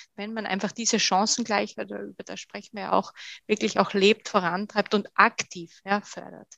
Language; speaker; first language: German; native; German